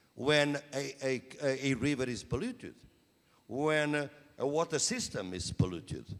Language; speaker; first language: English; non-native, fluent; Portuguese